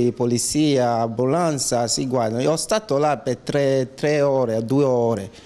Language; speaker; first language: Italian; non-native, learner; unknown